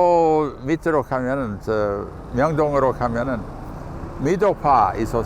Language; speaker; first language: Korean; non-native, fluent; English